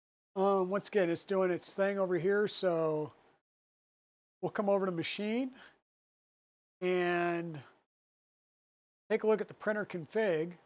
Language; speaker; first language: English; native; English